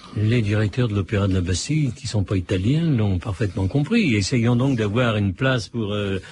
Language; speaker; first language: French; early bilingual, other home language; Italian